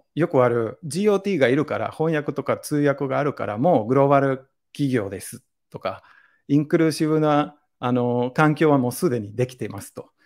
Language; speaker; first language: Japanese; non-native, fluent; Spanish